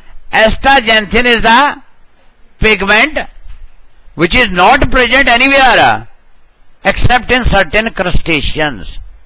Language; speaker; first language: English; non-native, local second language; Hindi